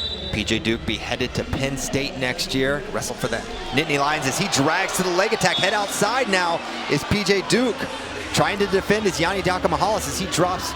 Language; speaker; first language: English; native; English